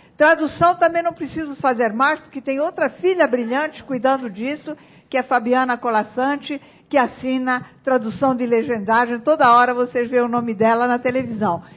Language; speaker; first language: Portuguese; early bilingual, other home language; Italian